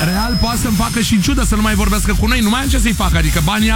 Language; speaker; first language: Romanian; native; Romanian